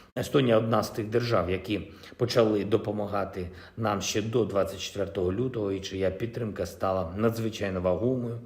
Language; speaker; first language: Ukrainian; non-native, local second language; Russian